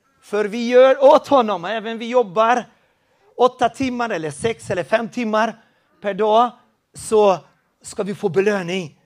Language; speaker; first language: Swedish; non-native, fluent; Spanish